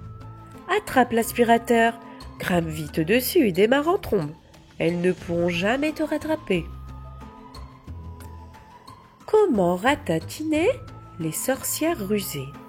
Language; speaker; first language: French; native; French